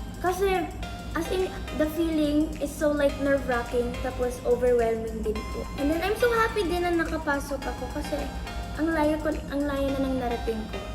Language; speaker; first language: Filipino; non-native, local second language; Cebuano